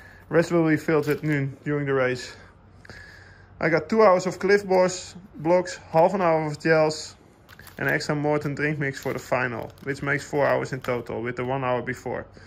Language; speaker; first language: English; non-native, fluent; Dutch